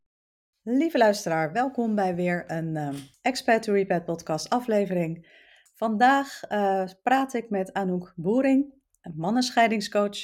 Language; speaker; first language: Dutch; native; Dutch